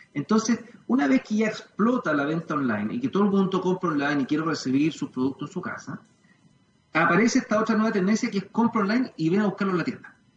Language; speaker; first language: Spanish; native; Spanish